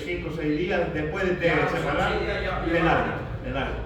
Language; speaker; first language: Spanish; native; Spanish